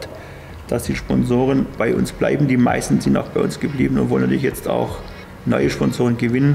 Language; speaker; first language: German; native; German